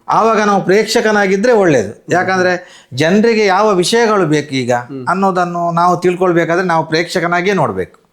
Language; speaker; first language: Kannada; non-native, local second language; Tulu